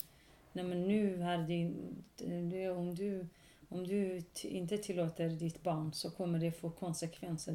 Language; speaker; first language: Swedish; non-native, local second language; Kurdish